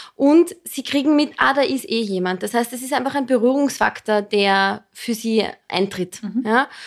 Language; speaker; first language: German; non-native, fluent; Serbian